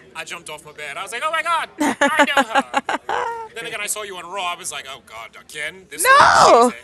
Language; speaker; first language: English; native; English